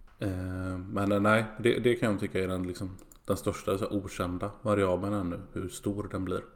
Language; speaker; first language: Swedish; native; Swedish